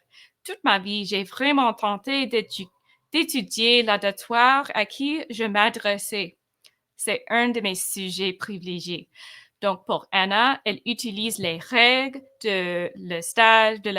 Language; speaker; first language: French; non-native, fluent; English